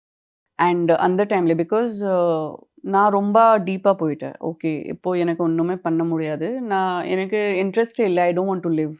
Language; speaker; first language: Tamil; non-native, fluent; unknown